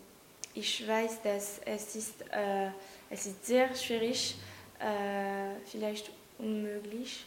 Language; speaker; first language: German; non-native, learner; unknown